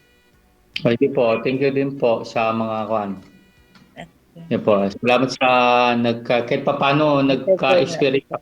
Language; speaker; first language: Filipino; non-native, local second language; Cebuano